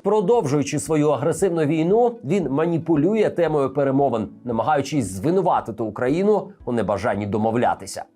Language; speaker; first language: Ukrainian; native; Ukrainian